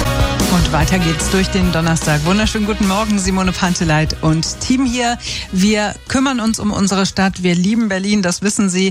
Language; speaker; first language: German; native; German